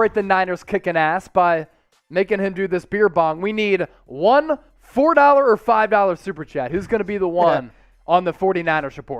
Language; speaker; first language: English; native; English